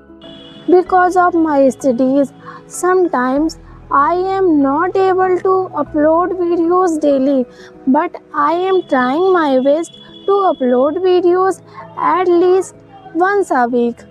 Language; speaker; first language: English; non-native, learner; Hindi